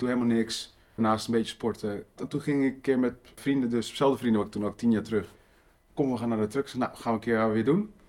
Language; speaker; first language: Dutch; early bilingual, other home language; Riffian